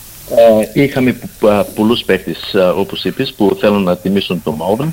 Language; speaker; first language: Greek; early bilingual, heritage; Greek